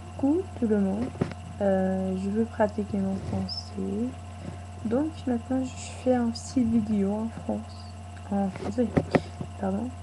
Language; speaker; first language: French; non-native, learner; English